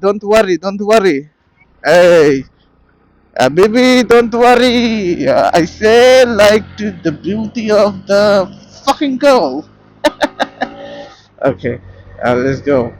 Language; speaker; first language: English; non-native, local second language; Bangla